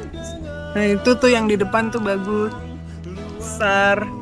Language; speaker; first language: Indonesian; native; Indonesian